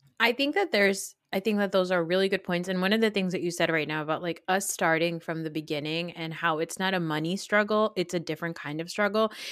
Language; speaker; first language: English; early bilingual, other home language; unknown